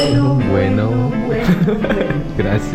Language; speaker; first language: Spanish; non-native, learner; Korean